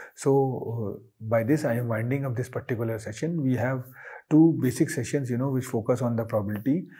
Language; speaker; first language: English; non-native, local second language; Hindi